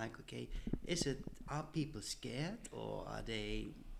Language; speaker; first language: English; non-native, fluent; Dutch